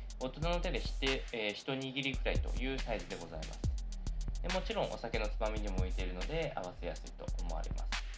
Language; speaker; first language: Japanese; native; Japanese